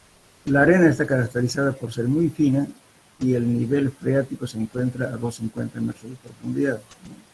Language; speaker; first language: Spanish; native; Spanish